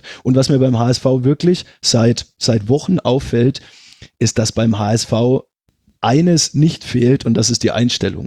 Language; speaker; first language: German; native; German